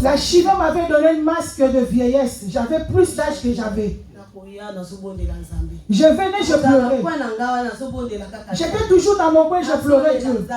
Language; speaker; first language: French; non-native, local second language; Lingala